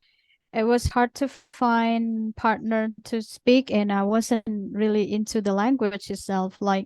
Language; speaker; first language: English; non-native, fluent; Indonesian